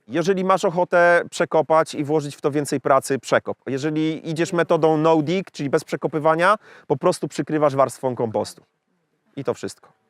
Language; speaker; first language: Polish; native; Polish